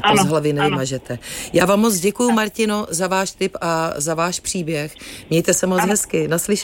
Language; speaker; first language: Czech; native; Czech